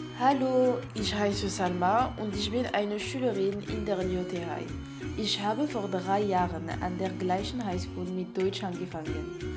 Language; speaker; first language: German; non-native, learner; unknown